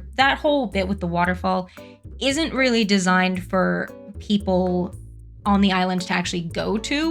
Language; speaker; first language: English; native; English